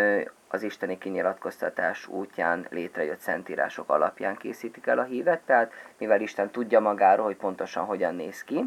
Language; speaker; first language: Hungarian; native; Hungarian